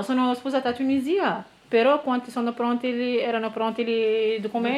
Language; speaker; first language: Italian; non-native, learner; Arabic